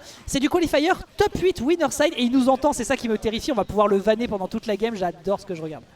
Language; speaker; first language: French; native; French